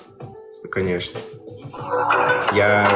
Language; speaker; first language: Russian; native; Russian